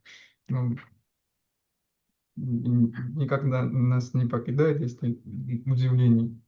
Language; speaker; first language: Russian; non-native, fluent; Georgian